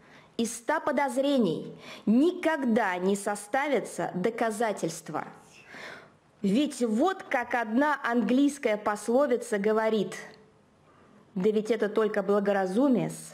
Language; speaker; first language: Russian; native; Russian